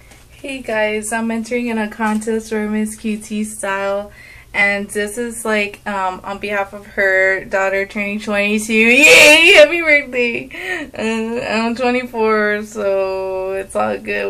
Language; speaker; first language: English; early bilingual, other home language; Spanish